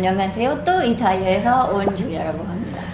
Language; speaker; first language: Korean; non-native, fluent; Italian